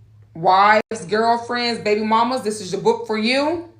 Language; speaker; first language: English; native; English